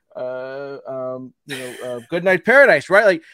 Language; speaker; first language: English; native; English